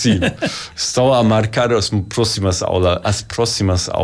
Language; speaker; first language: Portuguese; non-native, learner; German